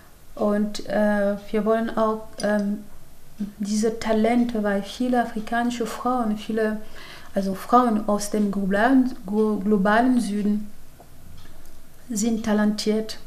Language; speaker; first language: German; non-native, fluent; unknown